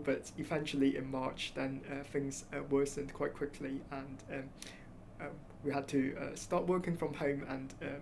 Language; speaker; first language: English; non-native, local second language; Cantonese